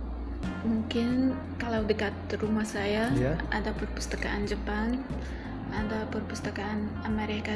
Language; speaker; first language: Indonesian; non-native, learner; Arabic